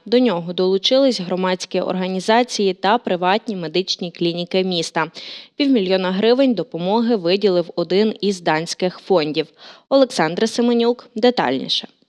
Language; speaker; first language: Ukrainian; native; Ukrainian